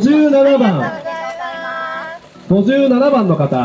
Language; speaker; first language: Japanese; native; Japanese